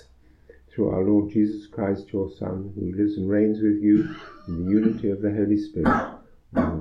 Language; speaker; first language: English; native; English